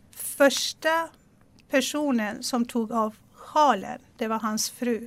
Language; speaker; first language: Swedish; non-native, local second language; Persian